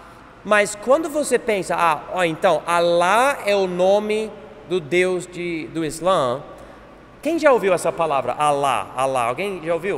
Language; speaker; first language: Portuguese; non-native, fluent; English